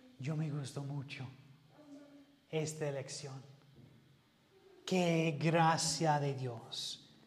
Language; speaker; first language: Spanish; non-native, fluent; English